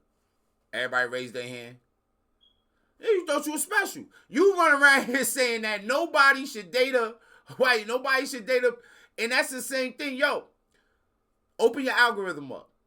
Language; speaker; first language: English; native; English